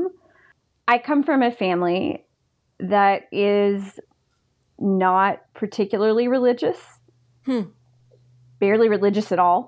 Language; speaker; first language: English; native; English